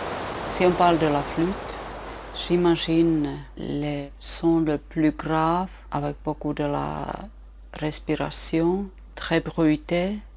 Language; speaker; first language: French; non-native, fluent; Finnish